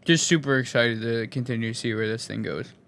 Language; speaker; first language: English; native; English